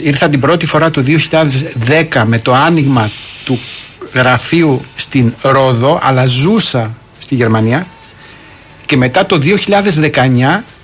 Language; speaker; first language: Greek; early bilingual, heritage; Greek